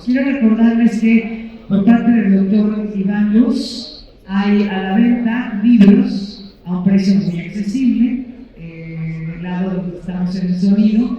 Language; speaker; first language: Spanish; native; Spanish